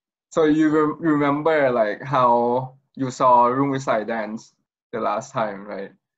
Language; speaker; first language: English; non-native, fluent; Thai